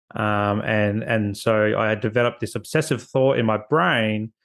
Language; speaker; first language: English; native; English